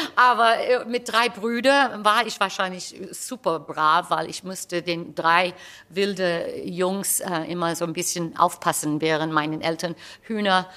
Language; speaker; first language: German; non-native, fluent; English